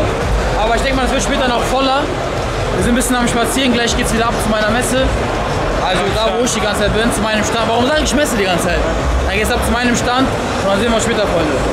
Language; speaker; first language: German; native; German